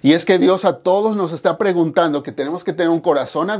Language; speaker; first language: Spanish; native; Spanish